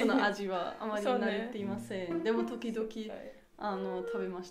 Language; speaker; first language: Japanese; non-native, learner; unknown